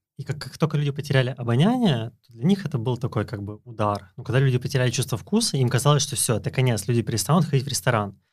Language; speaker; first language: Russian; native; Russian